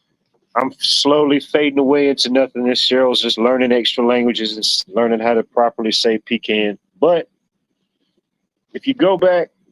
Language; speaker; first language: English; native; English